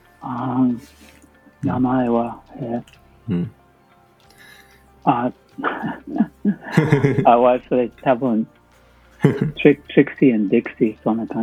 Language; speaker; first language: Japanese; non-native, learner; English